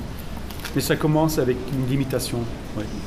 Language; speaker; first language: French; non-native, fluent; German